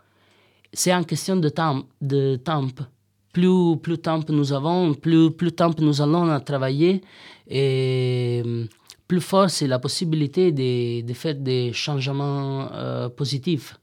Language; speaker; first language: French; non-native, learner; Italian